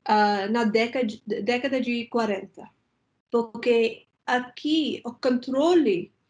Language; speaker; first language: Portuguese; non-native, fluent; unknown